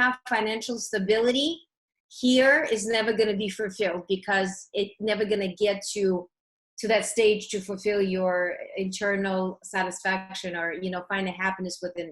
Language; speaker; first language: English; early bilingual, other home language; Russian